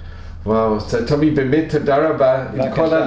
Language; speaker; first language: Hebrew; non-native, learner; English